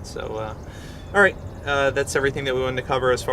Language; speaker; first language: English; native; English